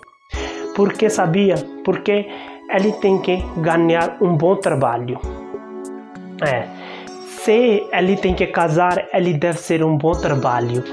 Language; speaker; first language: Portuguese; non-native, learner; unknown